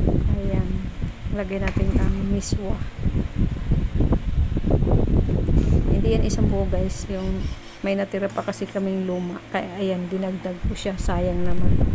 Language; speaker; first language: Filipino; native; Filipino